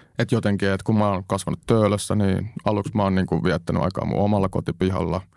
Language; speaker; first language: Finnish; native; Finnish